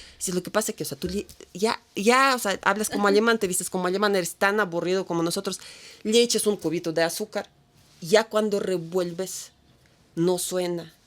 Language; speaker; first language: Spanish; non-native, fluent; Russian